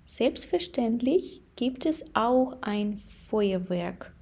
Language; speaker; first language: German; non-native, fluent; Ukrainian